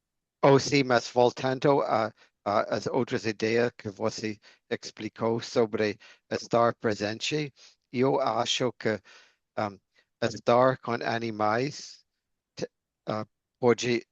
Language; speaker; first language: Portuguese; non-native, learner; English